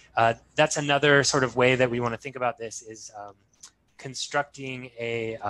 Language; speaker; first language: English; native; English